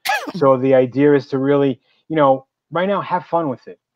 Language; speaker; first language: English; native; English